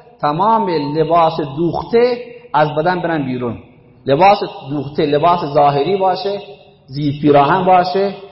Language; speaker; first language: Persian; non-native, local second language; Baluchi